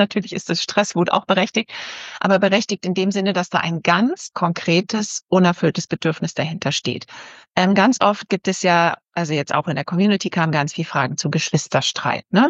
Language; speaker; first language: German; native; German